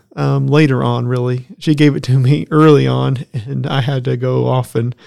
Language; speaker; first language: English; native; English